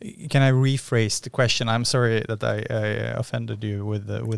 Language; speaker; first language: English; non-native, fluent; Norwegian